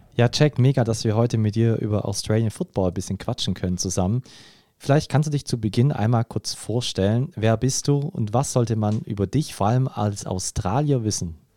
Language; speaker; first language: German; native; German